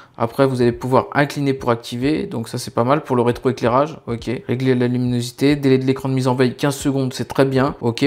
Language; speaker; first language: French; native; French